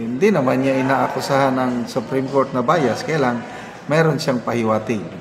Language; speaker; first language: Filipino; native; Filipino